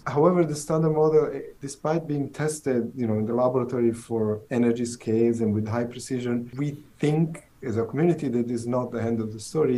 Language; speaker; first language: English; non-native, fluent; Italian